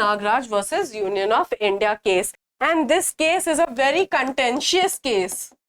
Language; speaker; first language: English; non-native, local second language; Hindi